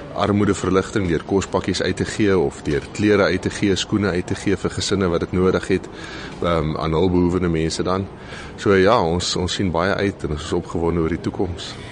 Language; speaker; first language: Afrikaans; native; Afrikaans